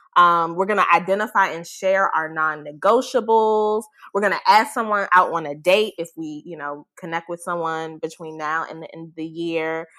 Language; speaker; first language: English; native; English